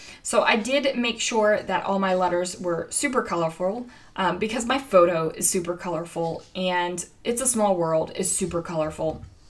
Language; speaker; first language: English; native; English